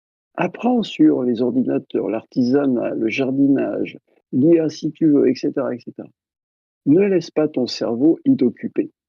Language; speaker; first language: French; native; French